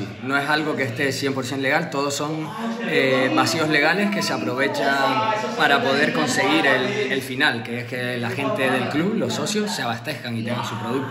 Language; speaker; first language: Spanish; native; Spanish